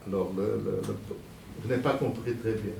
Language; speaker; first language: French; non-native, fluent; Portuguese